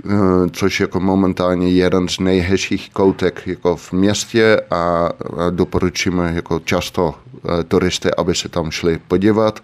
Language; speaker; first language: Czech; non-native, fluent; Dutch